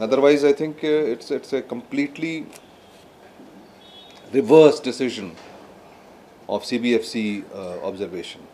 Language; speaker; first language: English; non-native, local second language; Hindi